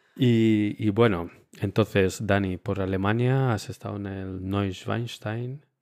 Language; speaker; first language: Spanish; early bilingual, other home language; Romanian